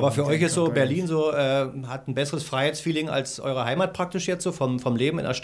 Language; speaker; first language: German; native; German